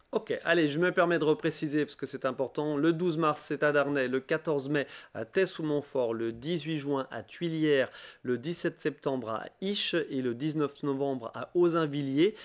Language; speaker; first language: French; native; French